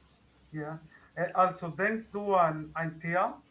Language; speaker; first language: German; non-native, learner; Spanish